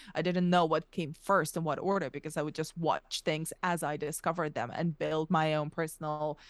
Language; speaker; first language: English; early bilingual, other home language; Russian